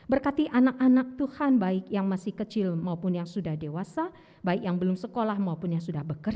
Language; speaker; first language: Indonesian; native; Indonesian